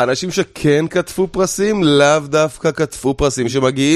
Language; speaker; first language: Hebrew; native; Hebrew